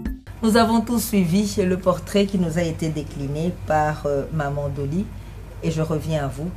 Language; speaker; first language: French; non-native, local second language; Lingala